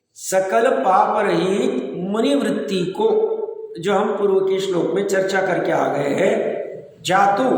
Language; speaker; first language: Hindi; native; Hindi